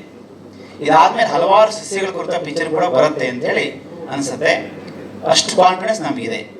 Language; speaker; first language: Kannada; native; Kannada